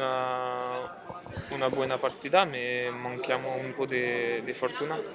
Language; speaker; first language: Italian; non-native, learner; French